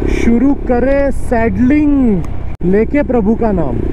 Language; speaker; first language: Hindi; non-native, local second language; Marathi